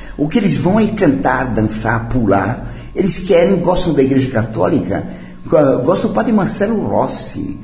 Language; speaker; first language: Portuguese; early bilingual, other home language; Italian